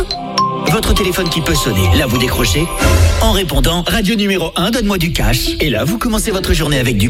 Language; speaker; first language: French; native; French